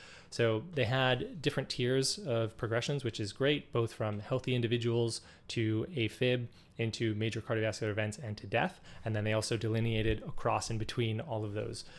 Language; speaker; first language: English; native; English